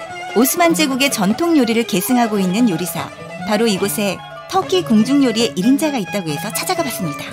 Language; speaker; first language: Korean; native; Korean